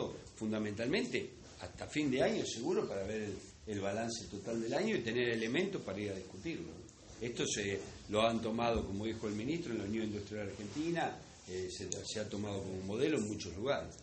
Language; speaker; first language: Spanish; native; Spanish